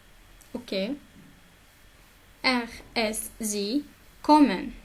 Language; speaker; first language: German; non-native, fluent; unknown